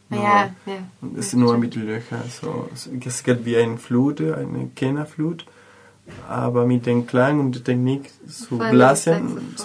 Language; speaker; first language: German; non-native, learner; Spanish